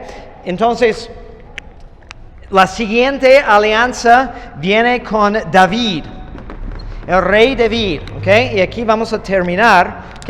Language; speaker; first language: Spanish; non-native, fluent; English